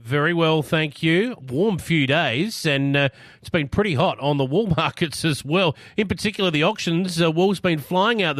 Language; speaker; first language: English; native; English